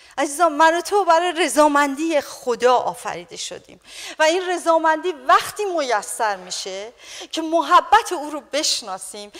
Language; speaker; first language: Persian; native; Persian